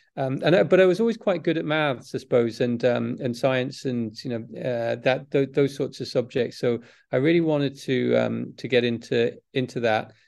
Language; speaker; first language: English; native; English